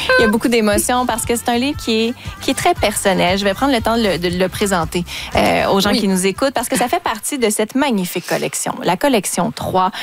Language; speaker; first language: French; native; French